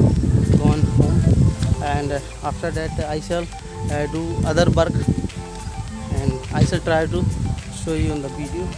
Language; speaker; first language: English; non-native, local second language; Hindi